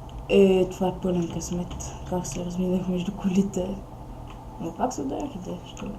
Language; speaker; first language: Bulgarian; native; Bulgarian